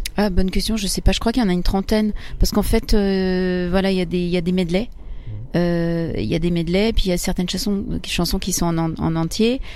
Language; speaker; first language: French; early bilingual, other home language; Italian